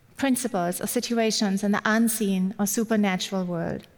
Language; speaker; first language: English; non-native, fluent; German